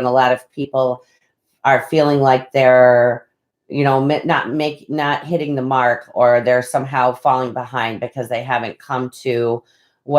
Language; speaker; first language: English; native; English